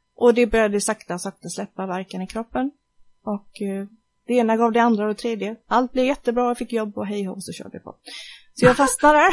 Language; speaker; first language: Swedish; native; Swedish